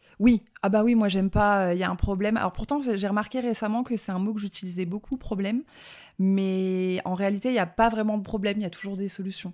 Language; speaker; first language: French; native; French